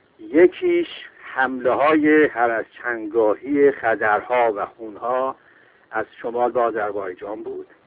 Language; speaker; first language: Persian; native; Persian